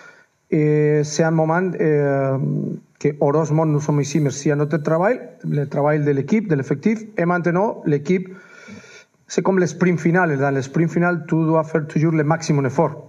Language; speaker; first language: French; non-native, fluent; Spanish